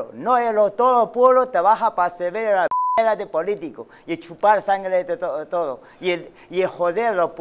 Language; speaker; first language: Spanish; non-native, learner; Chinese